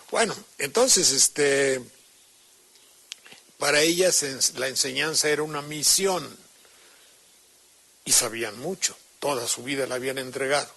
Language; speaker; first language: Spanish; native; Spanish